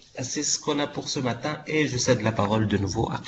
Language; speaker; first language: French; non-native, local second language; Arabic